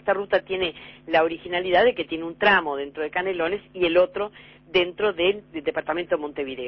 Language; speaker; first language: Spanish; native; Spanish